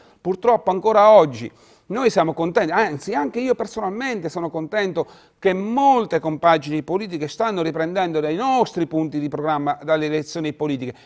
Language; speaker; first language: Italian; native; Italian